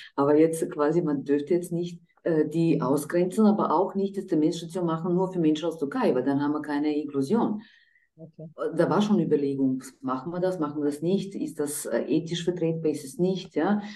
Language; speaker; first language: German; non-native, fluent; Croatian